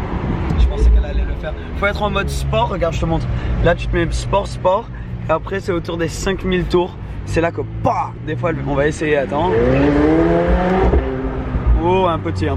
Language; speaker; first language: French; native; French